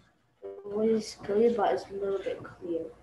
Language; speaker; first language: English; non-native, learner; Arabic